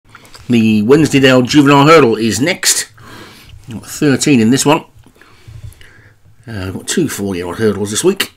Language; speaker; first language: English; native; English